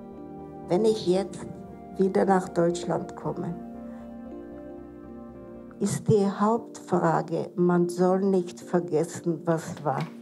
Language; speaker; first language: German; non-native, fluent; Czech